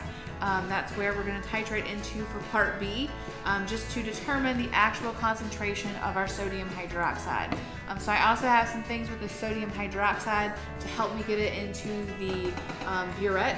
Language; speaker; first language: English; native; English